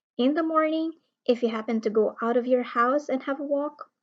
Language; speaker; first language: English; non-native, local second language; Filipino